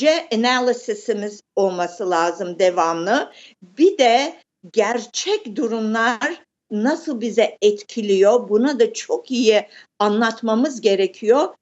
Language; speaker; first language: Turkish; early bilingual, heritage; Turkish